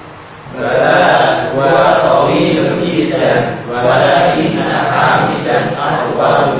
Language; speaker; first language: Arabic; non-native, learner; Indonesian